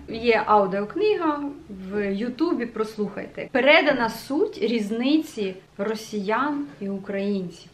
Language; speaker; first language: Ukrainian; non-native, local second language; Russian